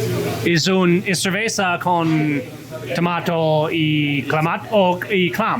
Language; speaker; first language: Spanish; non-native, learner; English